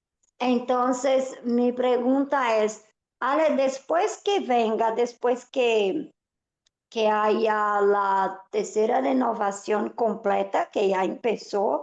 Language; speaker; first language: Spanish; non-native, fluent; Portuguese